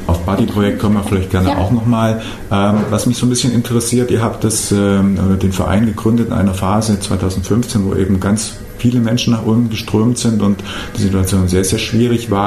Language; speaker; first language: German; native; German